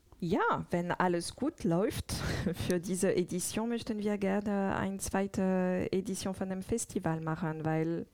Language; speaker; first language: German; non-native, fluent; French